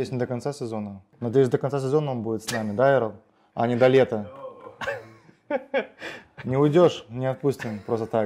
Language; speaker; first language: Russian; native; Russian